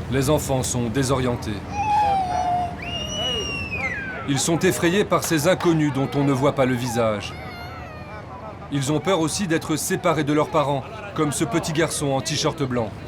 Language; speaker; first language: French; native; French